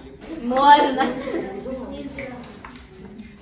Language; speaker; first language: Russian; native; Russian